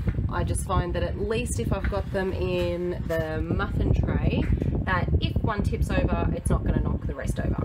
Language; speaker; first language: English; native; English